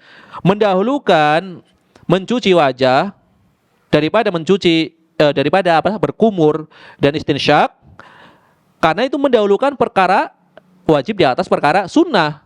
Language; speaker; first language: Indonesian; native; Indonesian